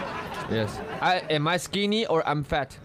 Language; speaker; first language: English; non-native, learner; Chinese